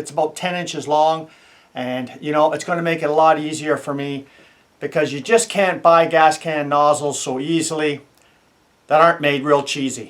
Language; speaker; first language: English; native; English